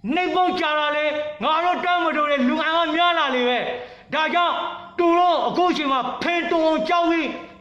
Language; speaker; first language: Burmese; non-native, local second language; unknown